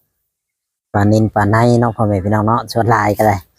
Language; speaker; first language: Thai; non-native, local second language; Lao